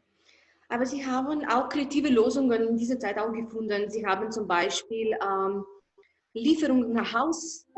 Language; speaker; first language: German; non-native, fluent; Slovenian